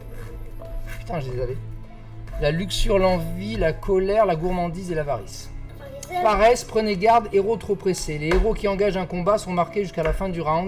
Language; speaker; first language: French; native; French